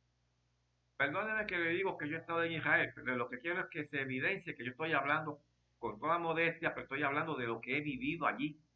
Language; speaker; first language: Spanish; native; Spanish